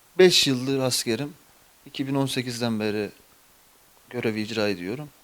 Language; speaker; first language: Turkish; native; Turkish